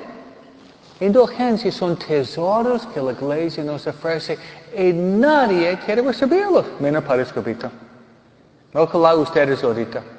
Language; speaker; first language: Spanish; non-native, fluent; English